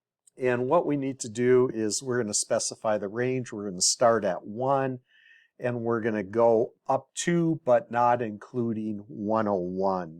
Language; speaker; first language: English; native; English